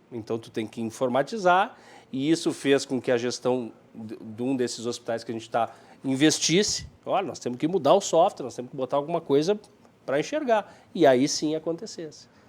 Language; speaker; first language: Portuguese; native; Portuguese